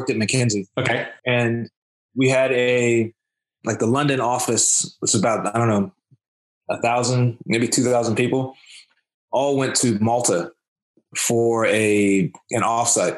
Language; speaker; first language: English; native; English